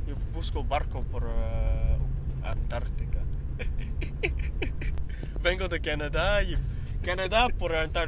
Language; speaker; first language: Spanish; non-native, learner; English